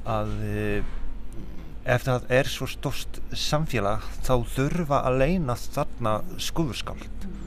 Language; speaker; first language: Icelandic; non-native, fluent; Polish